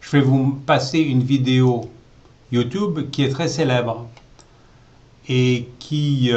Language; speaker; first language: French; native; French